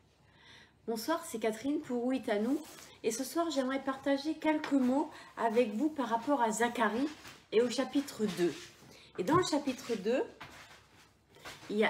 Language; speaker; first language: French; native; French